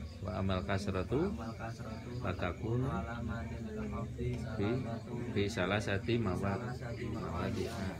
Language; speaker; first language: Arabic; non-native, learner; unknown